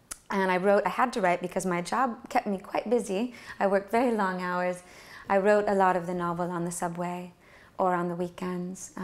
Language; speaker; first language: English; native; English